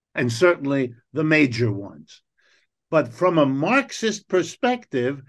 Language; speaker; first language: English; native; English